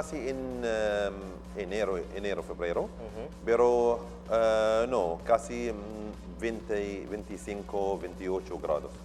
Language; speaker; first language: Spanish; non-native, learner; Arabic